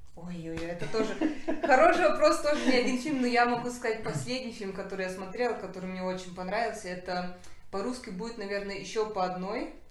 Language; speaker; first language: Russian; early bilingual, heritage; Russian